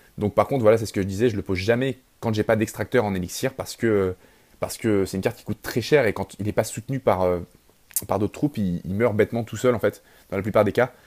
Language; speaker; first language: French; native; French